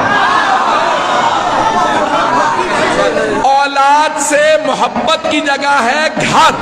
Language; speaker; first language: Urdu; native; Urdu